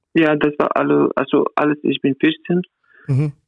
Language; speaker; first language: German; non-native, learner; Arabic